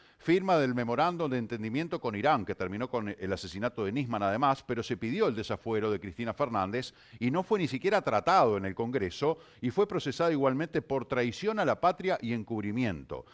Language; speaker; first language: Spanish; native; Spanish